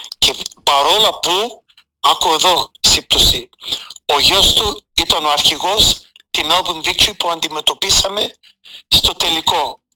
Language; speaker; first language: Greek; early bilingual, heritage; Greek